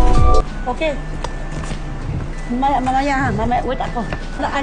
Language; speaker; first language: Filipino; non-native, learner; Chinese